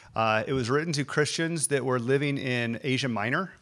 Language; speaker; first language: English; native; English